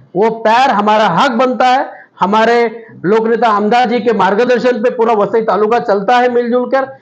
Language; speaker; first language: Hindi; native; Hindi